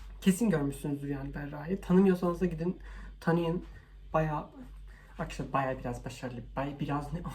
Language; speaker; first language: Turkish; native; Turkish